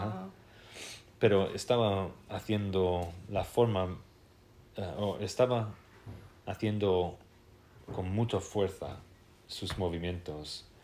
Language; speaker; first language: Spanish; non-native, fluent; English